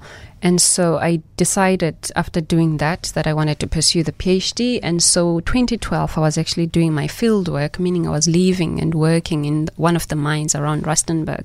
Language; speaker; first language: English; non-native, local second language; Xhosa